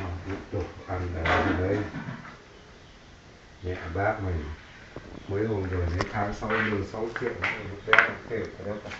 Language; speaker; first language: Vietnamese; native; Vietnamese